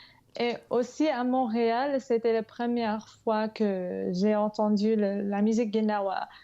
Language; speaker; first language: French; non-native, fluent; English